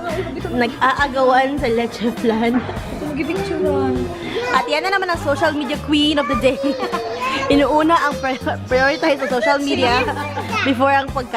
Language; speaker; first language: Filipino; non-native, local second language; Cebuano